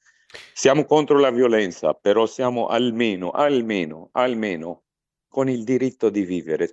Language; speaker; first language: Italian; non-native, fluent; Arabic